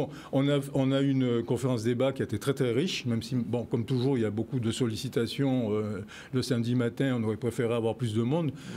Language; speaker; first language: French; native; French